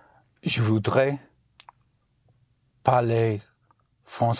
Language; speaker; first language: French; non-native, learner; English